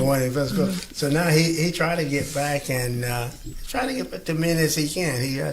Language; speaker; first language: English; native; English